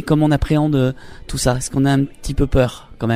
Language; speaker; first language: French; native; French